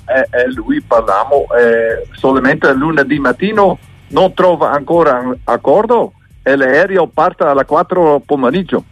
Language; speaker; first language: Italian; non-native, learner; Dutch